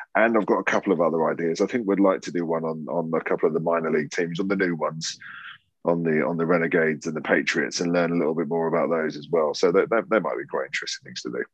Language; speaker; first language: English; native; English